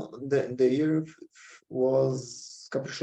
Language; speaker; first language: English; non-native, learner; Portuguese